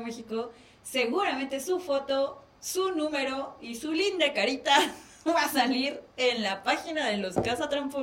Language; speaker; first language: Spanish; native; Spanish